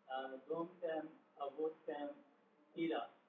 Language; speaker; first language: Russian; non-native, learner; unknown